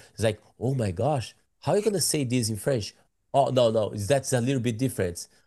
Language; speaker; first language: English; non-native, learner; Portuguese